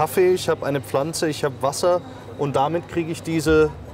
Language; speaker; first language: German; native; German